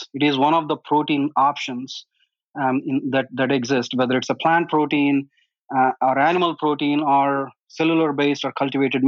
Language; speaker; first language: English; non-native, local second language; Telugu